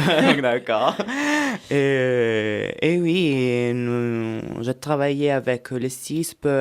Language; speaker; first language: French; non-native, fluent; Italian